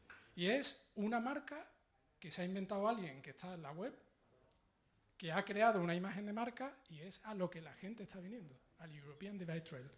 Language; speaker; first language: Spanish; native; Spanish